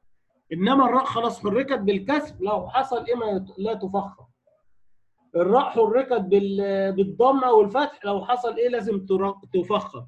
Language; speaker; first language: Arabic; native; Arabic